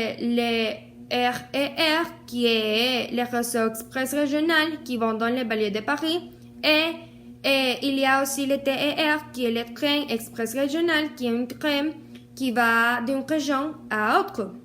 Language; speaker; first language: French; non-native, learner; Spanish